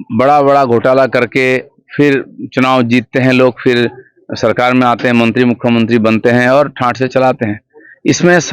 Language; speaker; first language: Hindi; non-native, local second language; Bangla